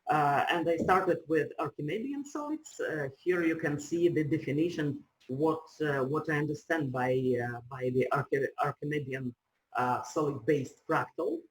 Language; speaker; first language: English; non-native, fluent; Ukrainian